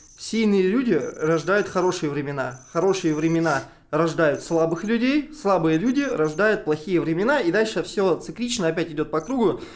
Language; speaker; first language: Russian; native; Russian